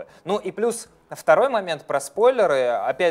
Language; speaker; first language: Russian; native; Russian